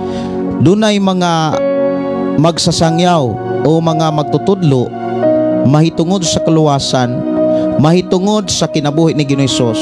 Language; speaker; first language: Cebuano; native; Cebuano